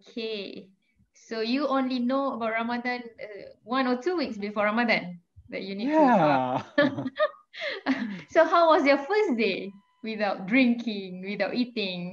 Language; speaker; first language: English; non-native, fluent; Malay